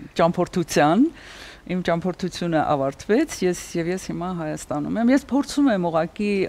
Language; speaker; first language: Armenian; native; Armenian